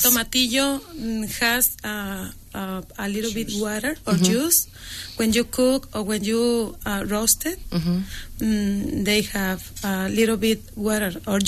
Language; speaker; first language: English; non-native, learner; Spanish